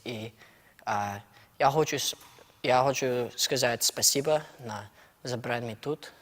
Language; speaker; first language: Russian; early bilingual, heritage; Russian